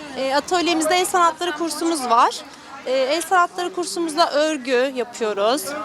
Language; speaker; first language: Turkish; native; Turkish